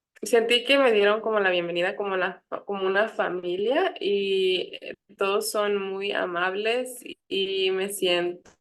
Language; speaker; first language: Spanish; early bilingual, heritage; Spanish